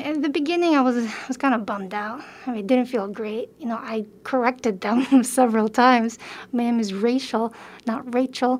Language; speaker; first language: English; early bilingual, other home language; Filipino